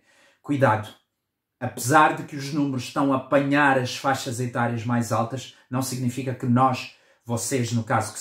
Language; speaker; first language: Portuguese; native; Portuguese